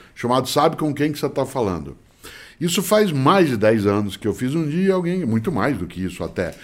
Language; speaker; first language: Portuguese; native; Portuguese